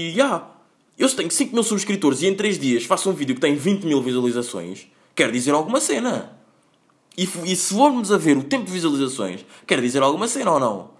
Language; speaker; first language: Portuguese; native; Portuguese